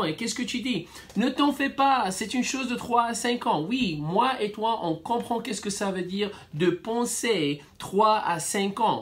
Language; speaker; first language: French; non-native, fluent; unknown